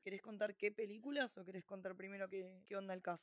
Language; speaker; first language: Spanish; native; Spanish